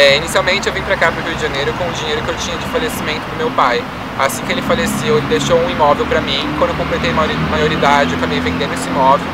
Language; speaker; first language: Portuguese; native; Portuguese